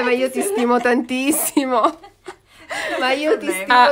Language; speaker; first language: Italian; native; Italian